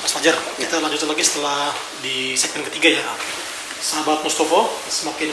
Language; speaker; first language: Indonesian; native; Indonesian